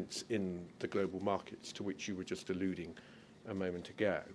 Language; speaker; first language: English; native; English